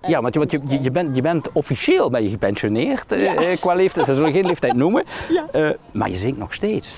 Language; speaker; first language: Dutch; native; Dutch